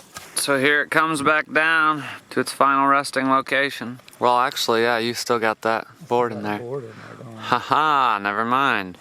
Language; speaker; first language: English; native; English